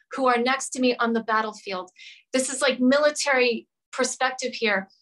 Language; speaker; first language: English; native; English